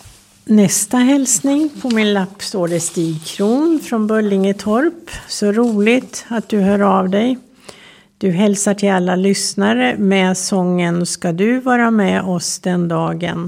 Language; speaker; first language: Swedish; native; Swedish